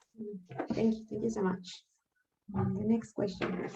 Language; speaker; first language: English; non-native, learner; Spanish